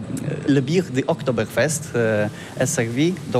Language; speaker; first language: French; non-native, learner; Polish